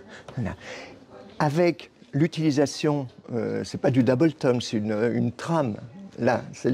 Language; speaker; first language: French; native; French